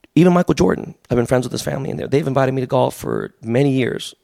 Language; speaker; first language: English; native; English